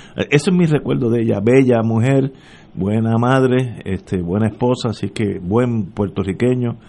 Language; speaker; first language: Spanish; early bilingual, heritage; Spanish